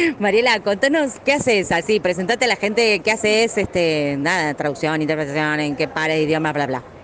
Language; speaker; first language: Spanish; native; Spanish